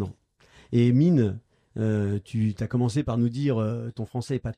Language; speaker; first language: French; native; French